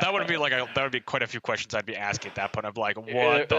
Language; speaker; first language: English; native; English